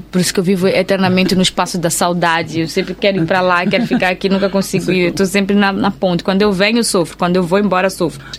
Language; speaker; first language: Portuguese; native; Portuguese